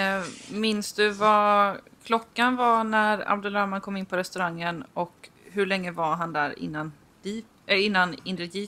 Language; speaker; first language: Swedish; native; Swedish